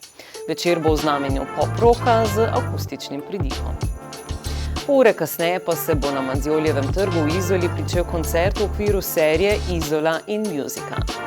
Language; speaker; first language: Slovenian; native; Slovenian